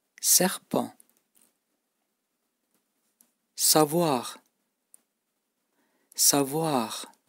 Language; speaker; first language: French; non-native, fluent; Turkish